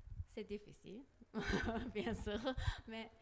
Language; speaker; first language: French; non-native, learner; Japanese